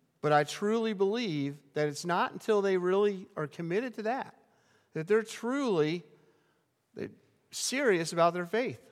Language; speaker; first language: English; native; English